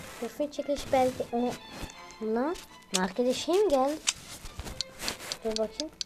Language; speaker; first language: Turkish; native; Turkish